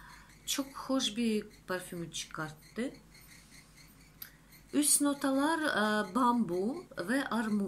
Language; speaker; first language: Turkish; non-native, fluent; Russian